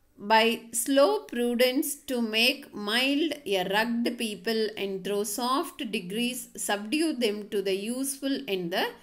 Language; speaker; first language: English; non-native, local second language; Tamil